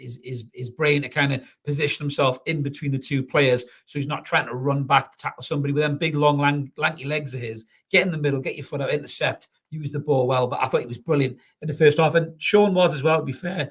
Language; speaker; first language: English; native; English